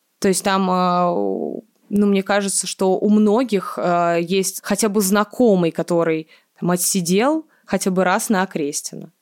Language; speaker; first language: Russian; native; Russian